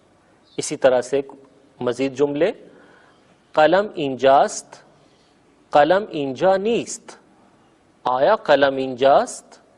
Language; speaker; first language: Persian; non-native, fluent; Urdu